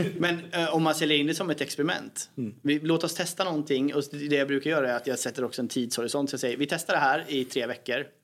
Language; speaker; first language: Swedish; native; Swedish